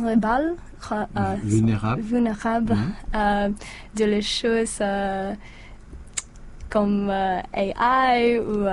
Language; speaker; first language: French; non-native, learner; English